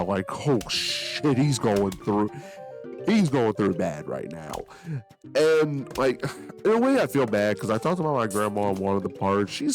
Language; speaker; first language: English; native; English